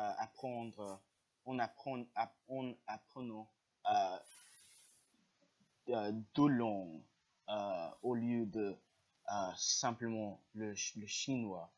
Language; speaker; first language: French; non-native, learner; English